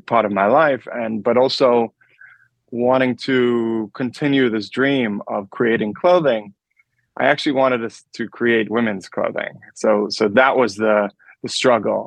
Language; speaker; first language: English; native; English